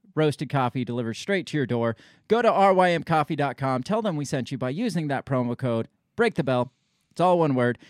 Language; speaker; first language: English; native; English